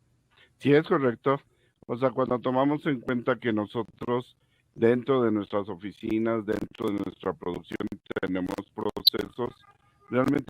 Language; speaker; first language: Spanish; native; Spanish